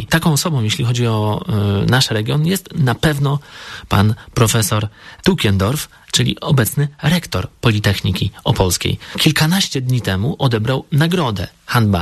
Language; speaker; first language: Polish; native; Polish